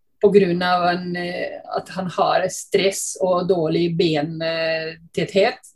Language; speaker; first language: Norwegian; non-native, fluent; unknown